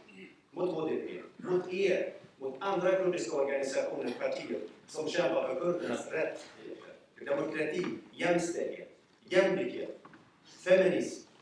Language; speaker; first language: Swedish; early bilingual, other home language; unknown